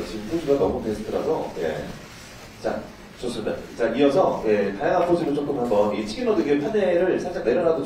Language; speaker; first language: Korean; native; Korean